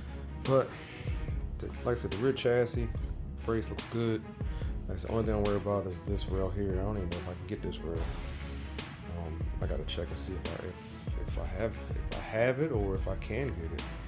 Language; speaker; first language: English; native; English